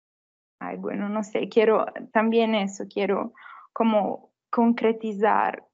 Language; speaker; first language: Spanish; non-native, fluent; Italian